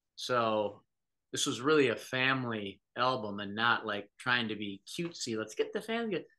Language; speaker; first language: English; native; English